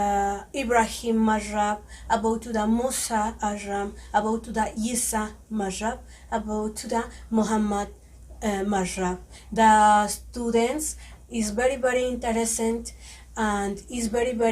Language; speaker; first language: English; non-native, learner; Spanish